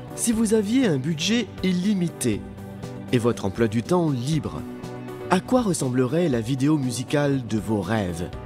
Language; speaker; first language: French; native; French